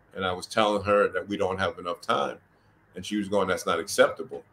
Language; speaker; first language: English; native; English